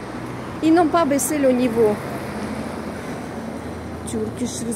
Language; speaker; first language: French; non-native, fluent; Russian